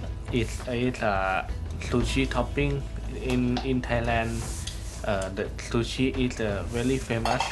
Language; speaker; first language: English; non-native, learner; Thai